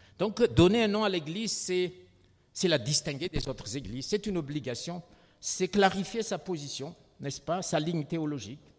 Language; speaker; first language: French; non-native, local second language; Malagasy